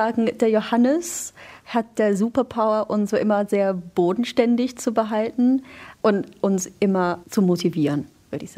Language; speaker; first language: German; non-native, fluent; English